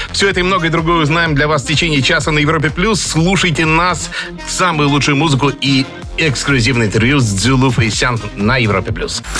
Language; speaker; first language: Russian; native; Russian